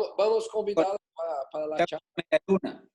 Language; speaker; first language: Spanish; non-native, learner; Portuguese